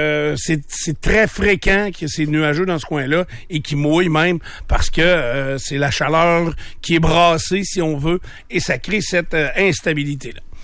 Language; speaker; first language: French; native; French